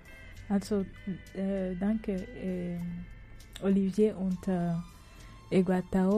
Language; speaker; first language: German; non-native, fluent; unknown